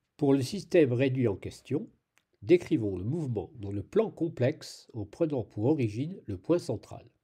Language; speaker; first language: French; native; French